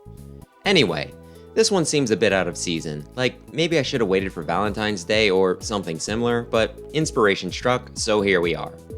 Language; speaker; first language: English; native; English